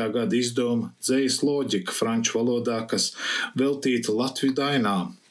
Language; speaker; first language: Latvian; early bilingual, heritage; Latvian